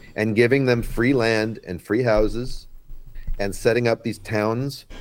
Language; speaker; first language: English; native; English